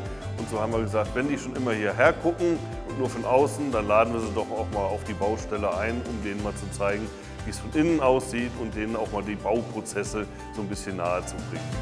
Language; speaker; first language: German; native; German